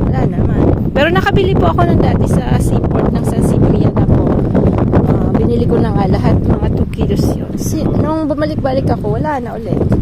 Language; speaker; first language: Filipino; native; Filipino